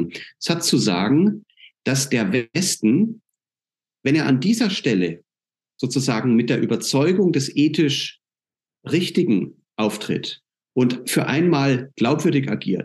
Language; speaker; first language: German; native; German